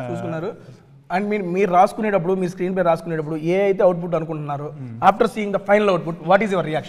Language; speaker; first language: Telugu; native; Telugu